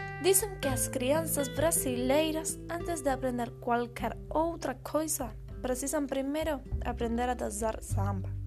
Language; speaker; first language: Portuguese; non-native, learner; Spanish